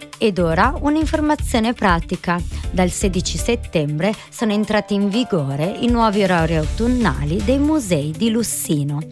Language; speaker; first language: Italian; non-native, fluent; Croatian